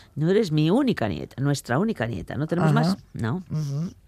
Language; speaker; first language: Spanish; native; Spanish